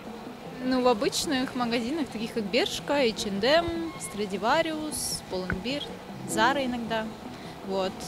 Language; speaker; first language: Russian; native; Russian